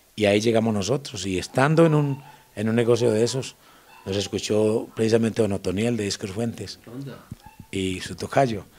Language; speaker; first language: Spanish; native; Spanish